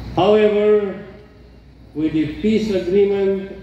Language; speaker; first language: English; non-native, local second language; Maguindanaon